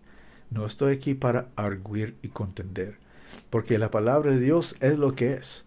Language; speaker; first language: Spanish; non-native, learner; English